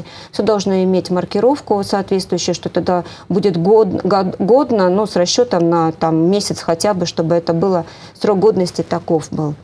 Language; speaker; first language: Russian; native; Russian